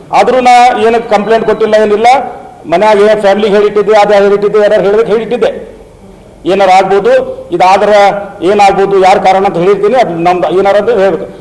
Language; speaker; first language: Kannada; non-native, local second language; Urdu